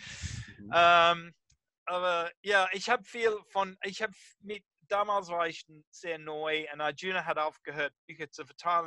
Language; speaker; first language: German; non-native, fluent; English